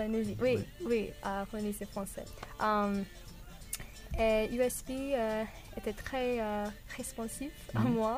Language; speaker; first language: French; non-native, learner; English